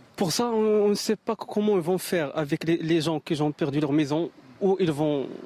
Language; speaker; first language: French; non-native, local second language; Arabic